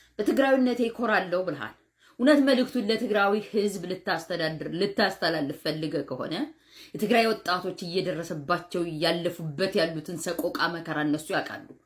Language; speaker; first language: Amharic; native; Amharic